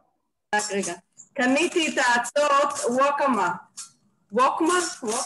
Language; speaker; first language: Hebrew; non-native, fluent; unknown